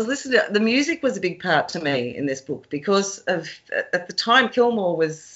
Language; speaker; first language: English; native; English